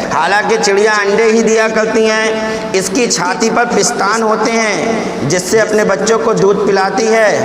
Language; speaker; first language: Urdu; native; Urdu